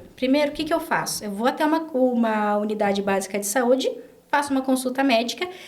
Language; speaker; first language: Portuguese; native; Portuguese